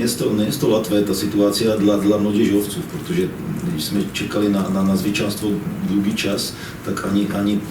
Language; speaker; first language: Polish; non-native, learner; Czech